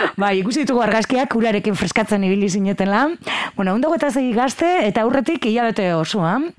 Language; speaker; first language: Basque; native; Basque